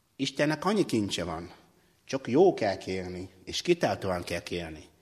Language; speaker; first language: Hungarian; non-native, fluent; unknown